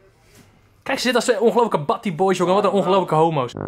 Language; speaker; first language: Dutch; native; Dutch